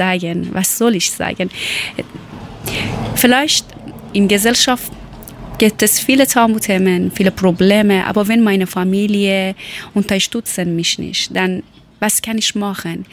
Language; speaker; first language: German; non-native, learner; Persian